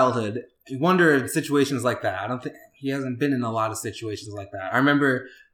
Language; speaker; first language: English; native; English